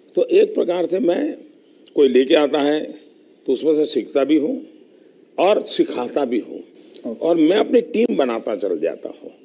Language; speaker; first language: Hindi; non-native, local second language; Gujarati